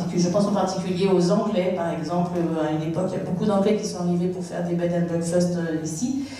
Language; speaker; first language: French; native; French